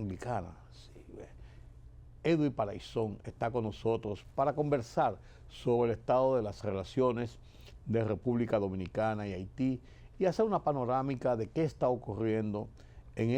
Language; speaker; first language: Spanish; native; Spanish